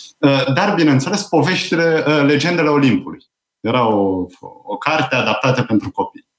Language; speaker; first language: Romanian; native; Romanian